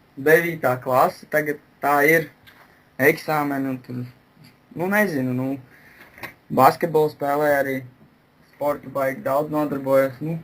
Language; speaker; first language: Latvian; native; Latvian